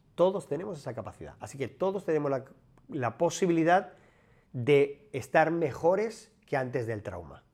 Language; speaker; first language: Spanish; native; Spanish